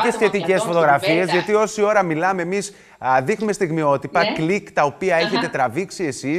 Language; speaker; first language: Greek; native; Greek